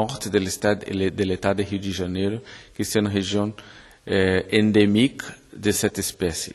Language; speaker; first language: French; non-native, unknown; Portuguese